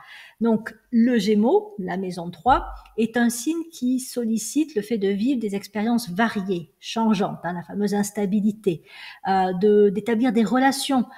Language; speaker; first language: French; native; French